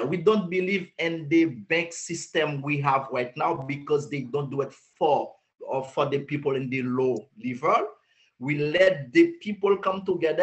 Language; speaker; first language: English; non-native, learner; Haitian Creole